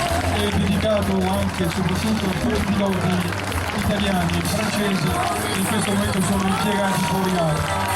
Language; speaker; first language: Italian; native; Italian